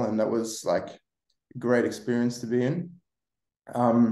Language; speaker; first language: English; native; English